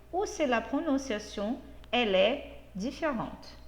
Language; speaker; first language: French; non-native, fluent; Portuguese